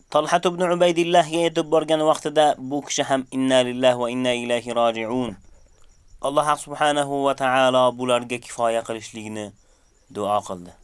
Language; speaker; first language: Uzbek; native; Uzbek